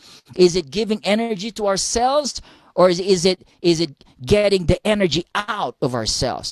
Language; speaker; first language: English; non-native, local second language; Filipino